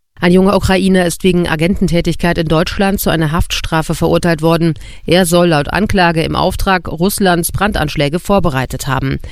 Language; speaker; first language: German; native; German